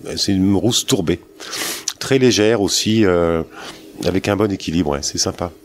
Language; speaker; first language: French; native; French